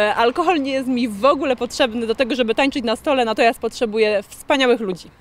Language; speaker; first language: Polish; native; Polish